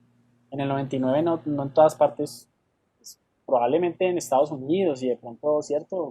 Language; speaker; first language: Spanish; native; Spanish